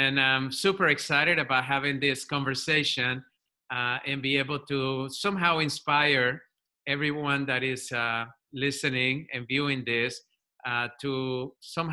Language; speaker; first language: English; non-native, fluent; Spanish